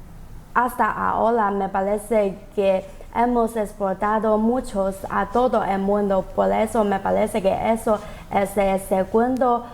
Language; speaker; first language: Spanish; non-native, learner; Chinese